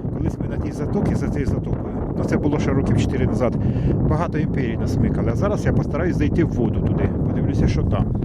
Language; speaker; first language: Ukrainian; non-native, local second language; Russian